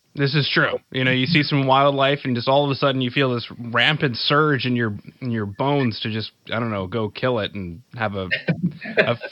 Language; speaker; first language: English; native; English